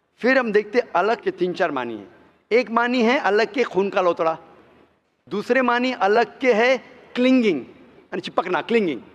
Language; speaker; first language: Hindi; non-native, local second language; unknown